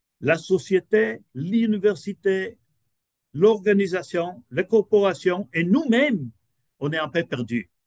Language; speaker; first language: French; non-native, fluent; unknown